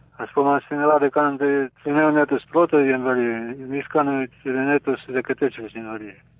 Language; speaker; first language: Greek; early bilingual, heritage; Greek